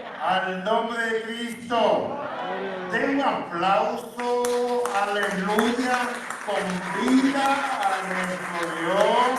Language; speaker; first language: Spanish; native; Spanish